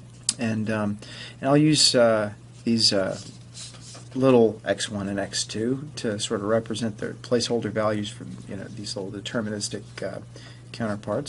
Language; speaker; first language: English; native; English